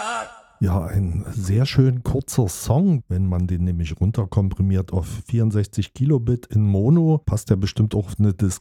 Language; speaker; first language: German; native; German